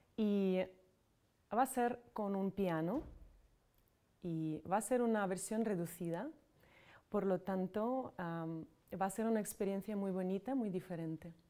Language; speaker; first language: Spanish; non-native, fluent; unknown